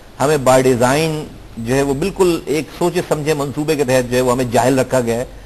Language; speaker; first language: Urdu; native; Urdu